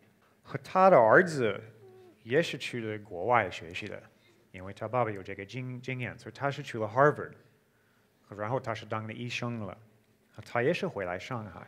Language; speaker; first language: Chinese; non-native, fluent; English